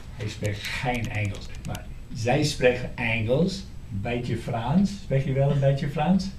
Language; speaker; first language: Dutch; non-native, fluent; English